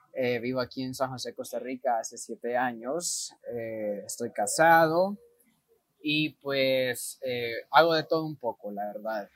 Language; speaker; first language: Spanish; native; Spanish